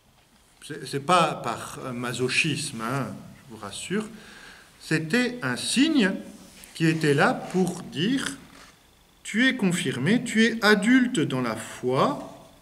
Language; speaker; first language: French; native; French